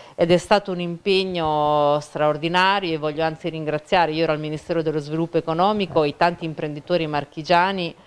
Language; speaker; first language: Italian; native; Italian